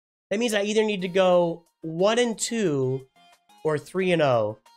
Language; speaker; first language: English; native; English